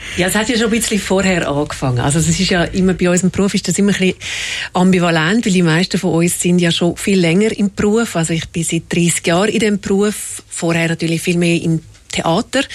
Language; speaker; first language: German; native; German